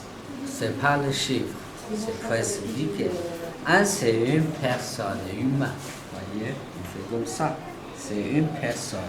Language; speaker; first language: French; non-native, learner; Chinese